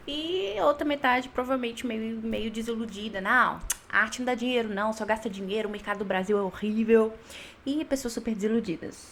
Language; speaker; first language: Portuguese; native; Portuguese